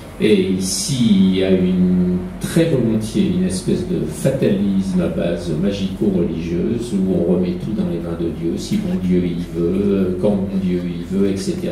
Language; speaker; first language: French; native; French